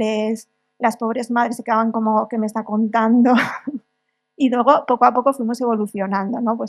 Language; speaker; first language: Spanish; native; Spanish